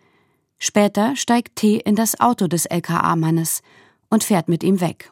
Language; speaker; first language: German; native; German